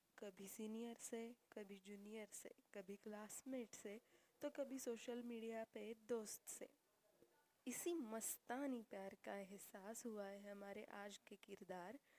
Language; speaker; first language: Hindi; non-native, local second language; Marathi